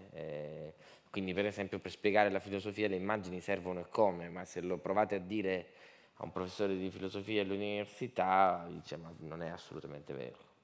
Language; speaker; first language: Italian; native; Italian